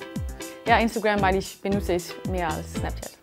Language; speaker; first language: German; non-native, learner; Danish